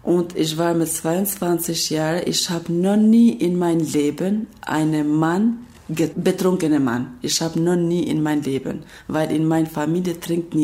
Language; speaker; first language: German; non-native, learner; Albanian